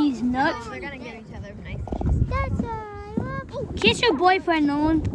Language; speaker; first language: English; native; English